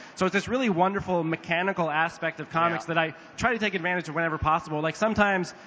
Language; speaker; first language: English; native; English